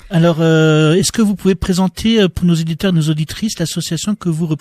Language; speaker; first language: French; native; French